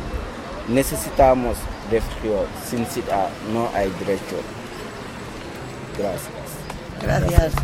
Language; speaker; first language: Spanish; non-native, learner; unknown